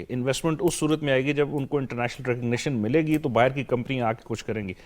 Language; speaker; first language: Urdu; native; Urdu